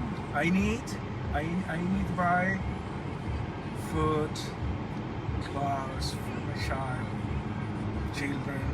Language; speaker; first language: English; non-native, learner; Spanish